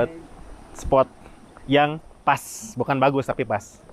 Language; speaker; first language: Indonesian; native; Indonesian